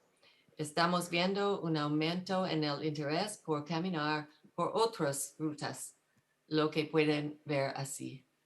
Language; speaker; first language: Spanish; non-native, fluent; English